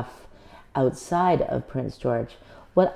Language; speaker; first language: English; native; English